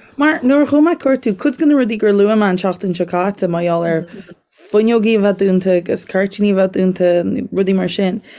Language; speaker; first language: Irish; native; Irish